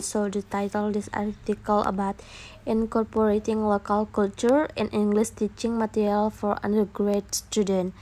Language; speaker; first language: English; non-native, learner; Indonesian